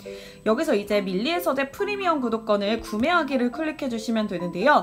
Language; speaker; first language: Korean; native; Korean